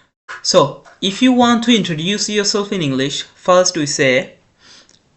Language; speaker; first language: English; non-native, fluent; Bangla